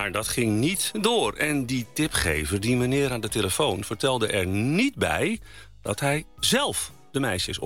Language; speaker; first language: Dutch; native; Dutch